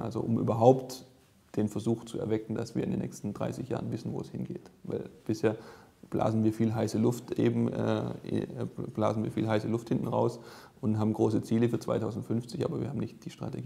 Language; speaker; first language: German; native; German